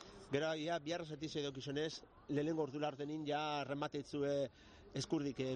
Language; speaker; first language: Basque; native; Basque